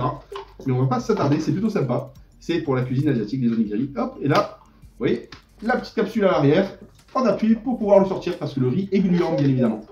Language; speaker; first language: French; native; French